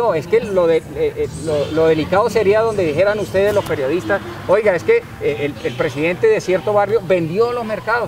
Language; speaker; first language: Spanish; native; Spanish